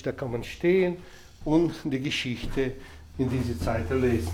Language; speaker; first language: German; non-native, learner; Russian